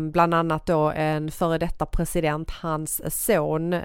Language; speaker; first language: Swedish; early bilingual, other home language; Persian